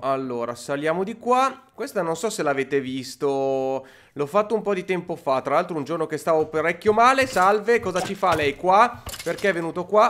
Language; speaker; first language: Italian; native; Italian